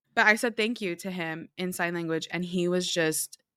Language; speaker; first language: English; early bilingual, other home language; Filipino